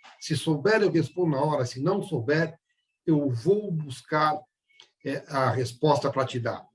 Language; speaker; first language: Portuguese; native; Portuguese